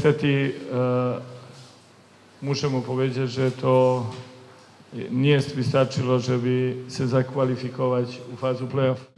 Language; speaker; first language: Polish; non-native, learner; Serbian